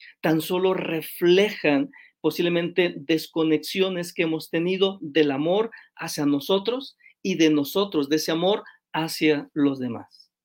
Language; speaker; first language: Spanish; native; Spanish